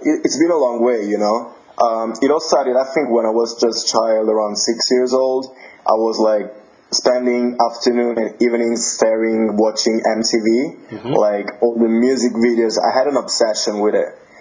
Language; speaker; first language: English; non-native, fluent; Italian